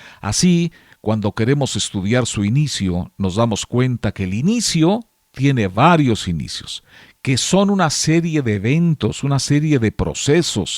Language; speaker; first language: Spanish; native; Spanish